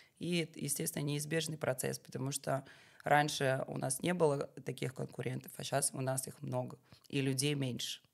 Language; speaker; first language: Russian; native; Russian